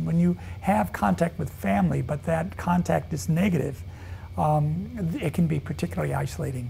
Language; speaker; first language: English; native; English